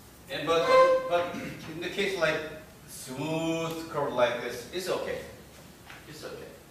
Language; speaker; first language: English; non-native, fluent; Korean